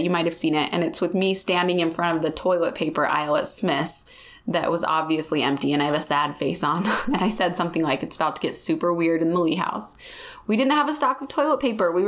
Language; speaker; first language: English; native; English